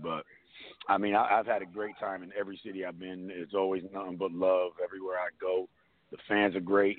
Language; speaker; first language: English; native; English